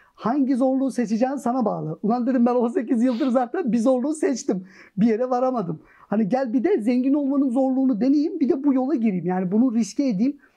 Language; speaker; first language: Turkish; early bilingual, heritage; Turkish